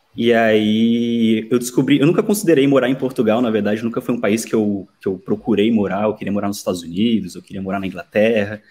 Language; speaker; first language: Portuguese; native; Portuguese